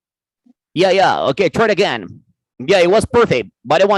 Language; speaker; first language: English; non-native, fluent; Spanish